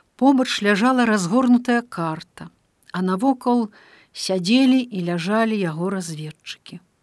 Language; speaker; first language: Belarusian; native; Belarusian